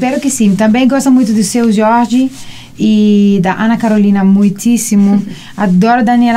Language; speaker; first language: Portuguese; non-native, learner; Italian